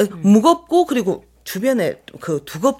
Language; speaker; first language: Korean; non-native, fluent; Chinese